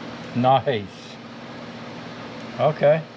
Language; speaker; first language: English; native; English